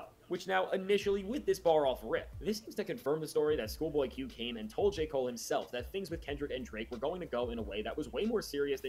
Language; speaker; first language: English; native; English